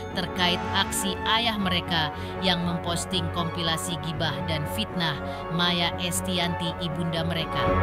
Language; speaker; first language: Indonesian; native; Indonesian